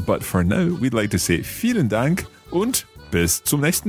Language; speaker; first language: German; non-native, learner; English